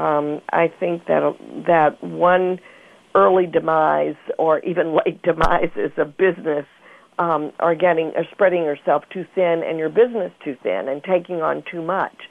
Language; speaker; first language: English; native; English